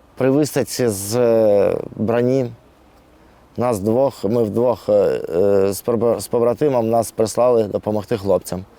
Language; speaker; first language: Ukrainian; non-native, local second language; Russian